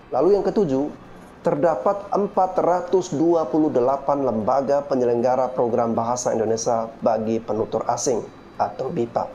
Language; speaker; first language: Indonesian; native; Indonesian